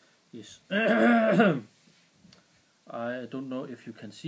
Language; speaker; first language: English; non-native, learner; Danish